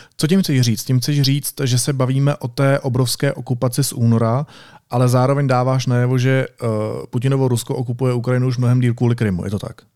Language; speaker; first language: Czech; native; Czech